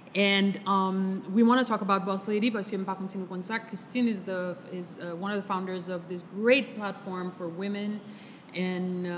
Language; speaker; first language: English; non-native, fluent; Haitian Creole